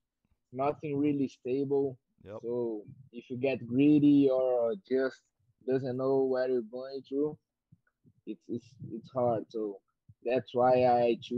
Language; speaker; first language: English; non-native, fluent; Portuguese